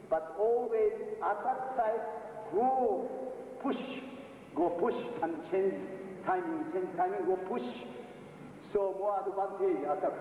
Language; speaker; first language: English; non-native, learner; Japanese